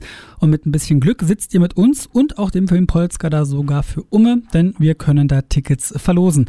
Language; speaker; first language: German; native; German